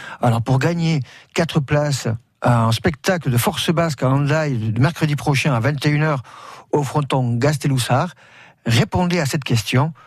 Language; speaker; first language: French; native; French